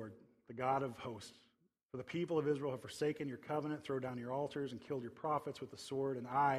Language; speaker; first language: English; native; English